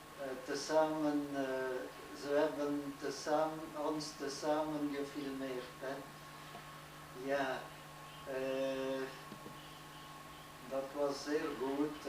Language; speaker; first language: Dutch; non-native, learner; French